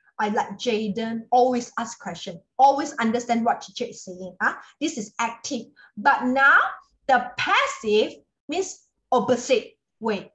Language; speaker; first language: English; non-native, local second language; Chinese